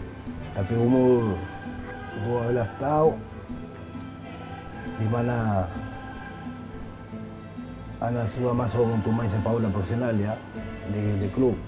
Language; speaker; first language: Indonesian; non-native, fluent; Spanish